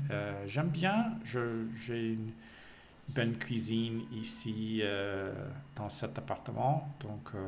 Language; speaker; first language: French; non-native, learner; English